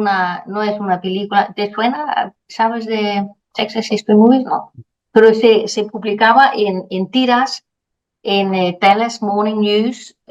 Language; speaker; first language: Spanish; non-native, fluent; Danish